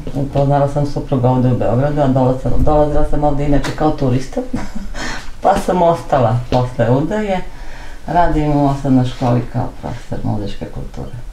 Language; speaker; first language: Serbian; non-native, fluent; Armenian